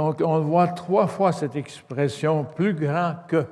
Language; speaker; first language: French; native; French